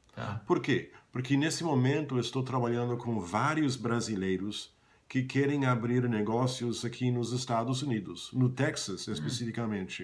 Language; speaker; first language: Portuguese; non-native, fluent; English